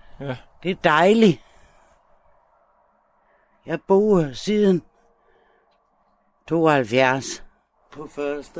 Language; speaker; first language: Danish; non-native, fluent; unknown